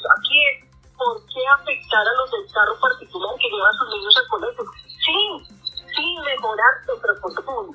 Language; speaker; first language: Spanish; native; Spanish